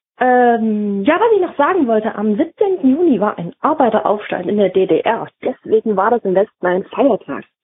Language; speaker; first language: German; native; German